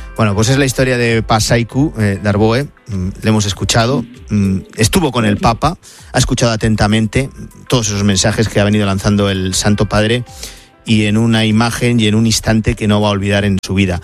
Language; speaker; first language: Spanish; native; Spanish